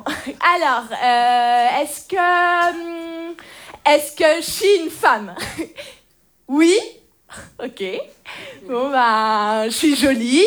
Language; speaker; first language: French; native; French